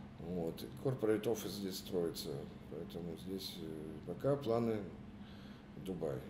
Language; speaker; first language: Russian; native; Russian